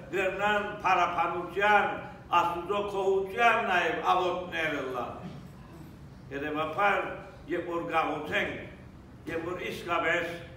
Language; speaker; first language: Armenian; early bilingual, heritage; Armenian